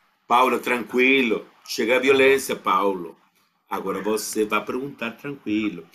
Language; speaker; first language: Portuguese; non-native, fluent; Spanish